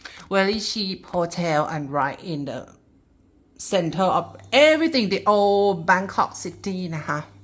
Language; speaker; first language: English; non-native, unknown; Thai